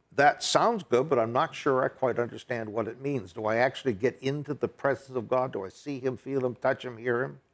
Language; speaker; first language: English; native; English